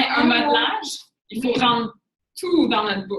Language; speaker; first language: French; native; French